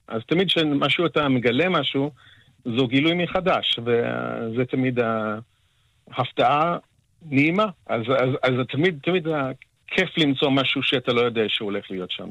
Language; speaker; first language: Hebrew; non-native, fluent; English